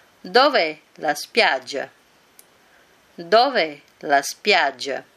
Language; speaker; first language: Italian; non-native, fluent; Portuguese